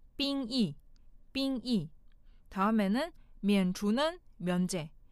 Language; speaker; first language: Korean; non-native, fluent; Chinese